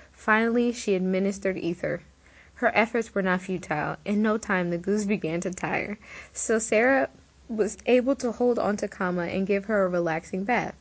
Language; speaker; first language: English; native; English